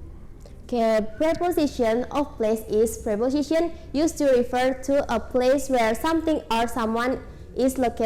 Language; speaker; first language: English; non-native, learner; Indonesian